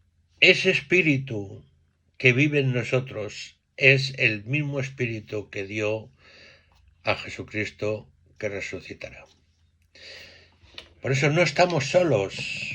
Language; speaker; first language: Spanish; native; Spanish